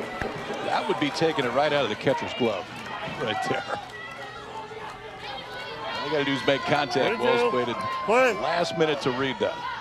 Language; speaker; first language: English; native; English